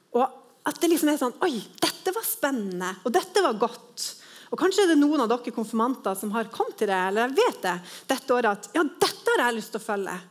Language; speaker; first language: Norwegian; native; Norwegian